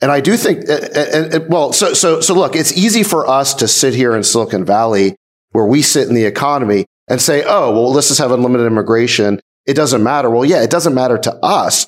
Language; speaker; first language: English; native; English